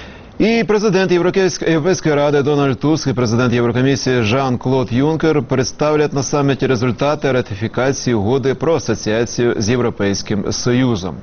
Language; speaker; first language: Ukrainian; native; Ukrainian